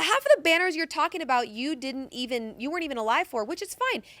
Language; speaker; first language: English; native; English